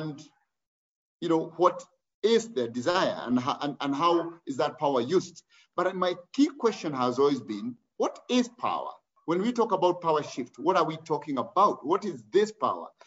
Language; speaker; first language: English; non-native, local second language; Kikuyu